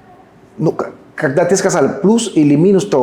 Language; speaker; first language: Russian; non-native, learner; Spanish